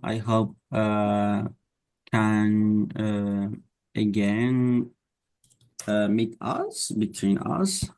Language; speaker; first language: English; non-native, learner; Spanish